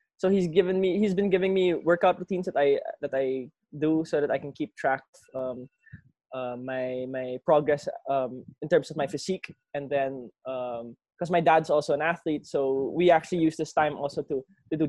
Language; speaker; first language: English; non-native, local second language; Filipino